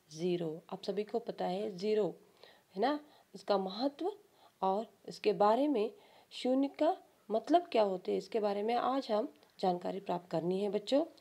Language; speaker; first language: Hindi; non-native, local second language; Kannada